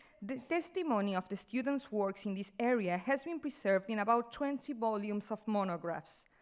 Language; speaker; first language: English; non-native, fluent; Spanish